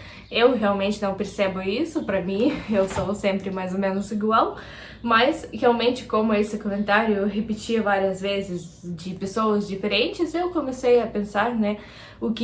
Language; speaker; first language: Portuguese; non-native, fluent; Russian